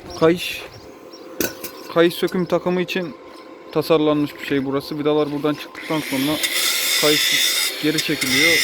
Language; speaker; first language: Turkish; native; Turkish